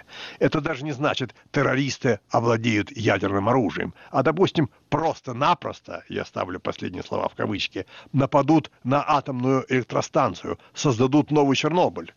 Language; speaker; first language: Russian; native; Russian